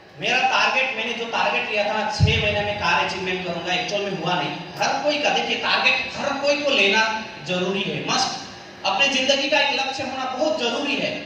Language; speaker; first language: Hindi; non-native, local second language; Nepali